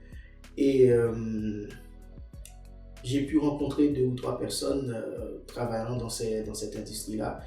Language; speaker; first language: French; non-native, local second language; Haitian Creole